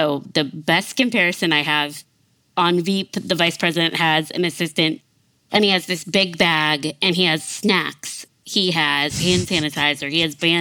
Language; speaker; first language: English; native; English